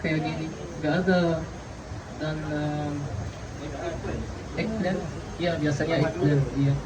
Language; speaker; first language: Indonesian; non-native, fluent; Arabic